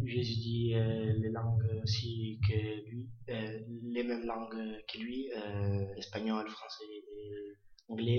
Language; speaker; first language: French; non-native, learner; Italian